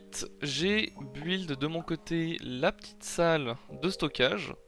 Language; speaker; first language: French; native; French